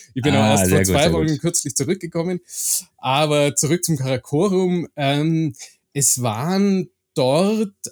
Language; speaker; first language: German; native; German